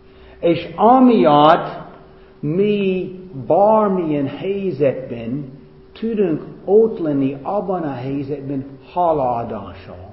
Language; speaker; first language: Hungarian; non-native, fluent; English